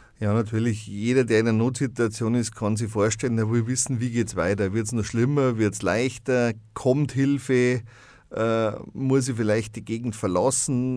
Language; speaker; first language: German; native; German